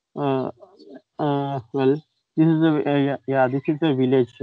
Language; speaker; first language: English; non-native, local second language; Telugu